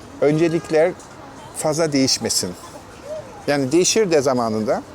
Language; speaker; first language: Turkish; non-native, fluent; German